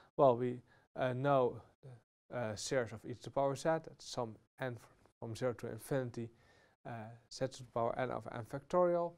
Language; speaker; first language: English; non-native, fluent; Dutch